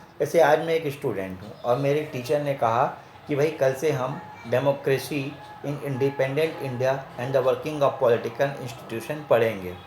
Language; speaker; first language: Hindi; native; Hindi